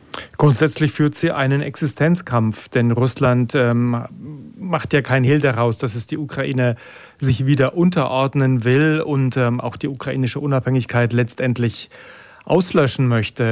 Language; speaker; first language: German; native; German